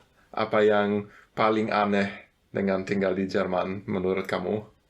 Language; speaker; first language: Indonesian; non-native, fluent; German